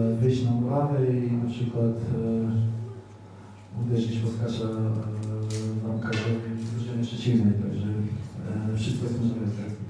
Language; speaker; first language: Polish; non-native, fluent; Serbian